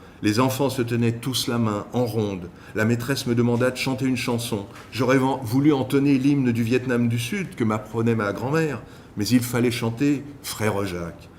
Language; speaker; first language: French; native; French